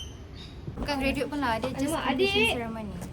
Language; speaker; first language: Malay; native; Malay